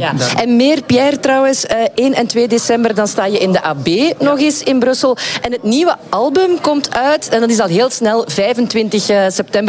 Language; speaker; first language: Dutch; native; Dutch